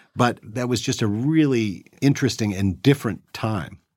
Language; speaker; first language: English; native; English